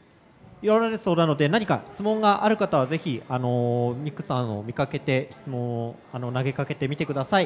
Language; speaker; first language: Japanese; native; Japanese